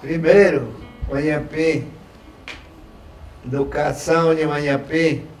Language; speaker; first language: Portuguese; non-native, local second language; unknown